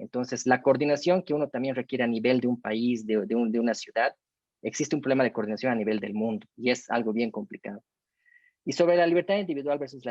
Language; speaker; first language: Spanish; native; Spanish